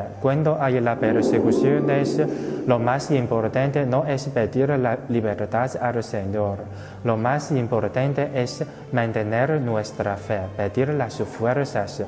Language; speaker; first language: Spanish; non-native, fluent; Chinese